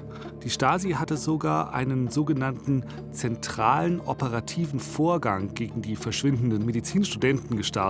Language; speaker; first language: German; native; German